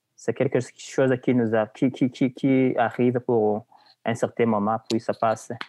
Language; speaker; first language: French; non-native, local second language; Rundi